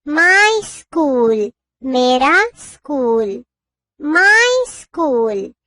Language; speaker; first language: English; non-native, learner; Urdu